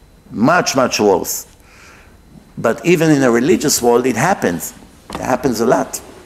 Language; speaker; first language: English; non-native, fluent; Hebrew